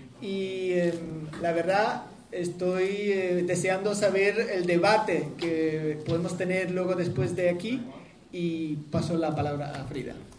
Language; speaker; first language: Spanish; native; Spanish